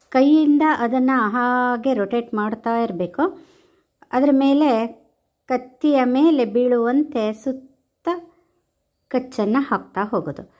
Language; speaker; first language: Kannada; non-native, local second language; Konkani